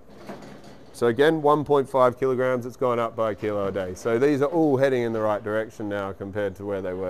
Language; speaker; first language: English; native; English